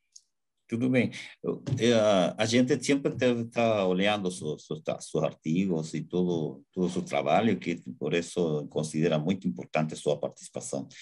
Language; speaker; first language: Portuguese; non-native, learner; Spanish